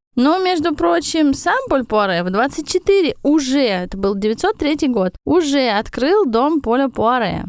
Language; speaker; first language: Russian; native; Russian